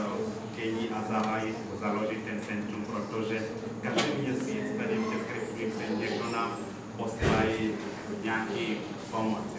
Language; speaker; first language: Czech; non-native, learner; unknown